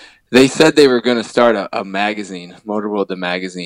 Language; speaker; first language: English; native; English